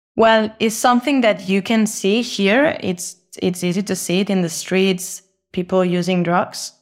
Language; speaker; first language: English; non-native, fluent; Spanish